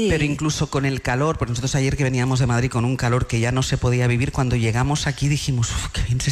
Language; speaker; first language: Spanish; native; Spanish